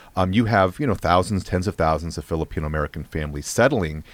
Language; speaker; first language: English; native; English